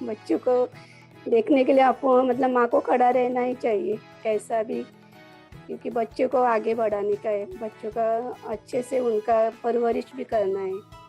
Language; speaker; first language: Hindi; non-native, local second language; Marathi